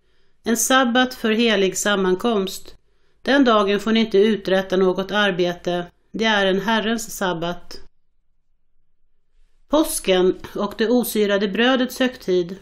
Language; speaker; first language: Swedish; native; Swedish